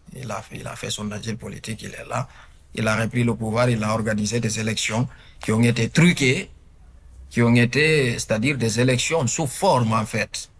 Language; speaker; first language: French; non-native, local second language; Fula